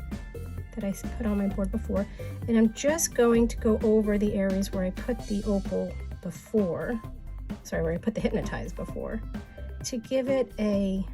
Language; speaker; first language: English; native; English